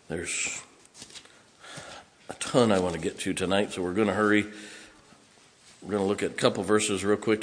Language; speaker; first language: English; native; English